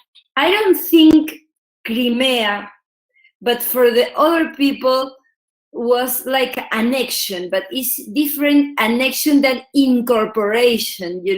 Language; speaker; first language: English; non-native, learner; Spanish